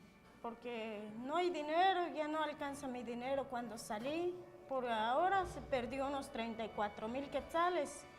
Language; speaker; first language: Spanish; non-native, local second language; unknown